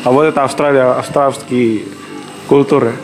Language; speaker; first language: Russian; non-native, learner; Indonesian